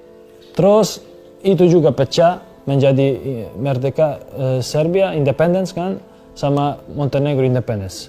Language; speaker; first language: Indonesian; non-native, fluent; Serbian